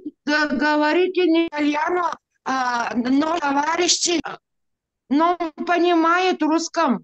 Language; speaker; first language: Russian; non-native, learner; Italian